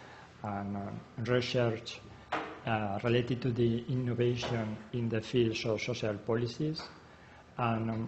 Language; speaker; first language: English; non-native, learner; Spanish